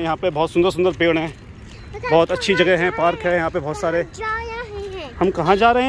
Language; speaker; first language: Hindi; native; Hindi